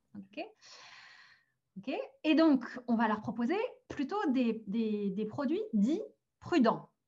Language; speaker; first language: French; early bilingual, other home language; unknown